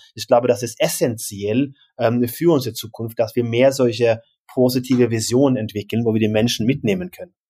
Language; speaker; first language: German; non-native, fluent; Norwegian